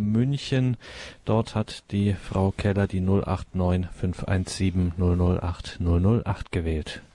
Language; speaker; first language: German; native; German